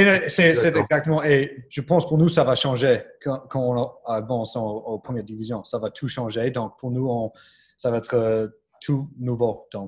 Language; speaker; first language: French; non-native, learner; English